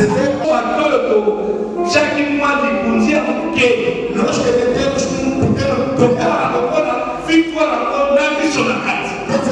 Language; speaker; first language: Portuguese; non-native, learner; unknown